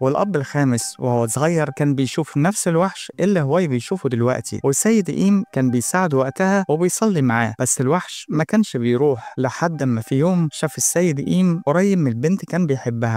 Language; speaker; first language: Arabic; native; Arabic